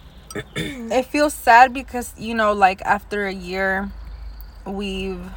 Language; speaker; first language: English; early bilingual, other home language; Spanish